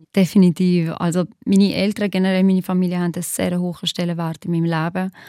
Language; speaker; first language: German; early bilingual, other home language; Albanian